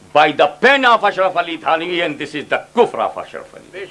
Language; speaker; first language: English; non-native, local second language; Urdu